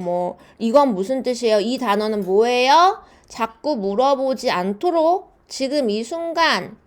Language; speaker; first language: Korean; native; Korean